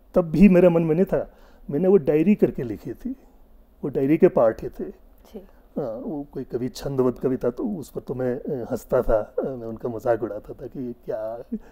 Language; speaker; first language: Hindi; non-native, local second language; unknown